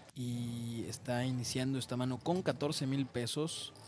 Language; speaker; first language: Spanish; native; Spanish